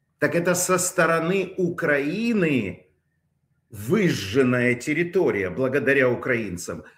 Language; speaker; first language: Russian; native; Russian